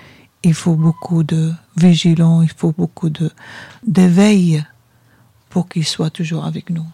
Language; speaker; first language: French; non-native, fluent; Arabic